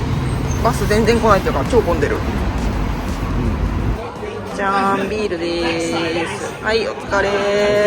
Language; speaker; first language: Japanese; native; Japanese